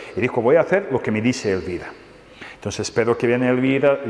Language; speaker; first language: Spanish; non-native, fluent; Serbian